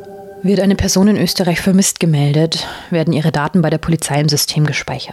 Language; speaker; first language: German; native; German